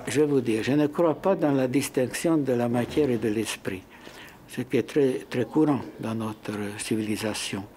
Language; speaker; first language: French; non-native, fluent; Hungarian